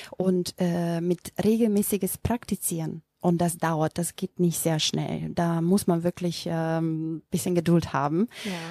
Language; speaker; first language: German; non-native, fluent; Macedonian